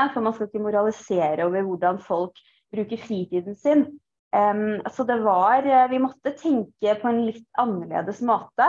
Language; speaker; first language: Norwegian; early bilingual, other home language; Persian